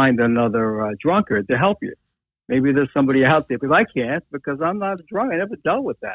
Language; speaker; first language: English; native; English